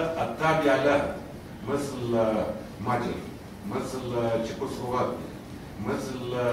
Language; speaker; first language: Arabic; non-native, fluent; Russian